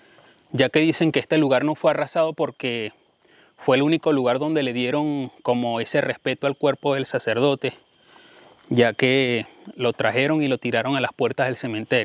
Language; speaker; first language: Spanish; native; Spanish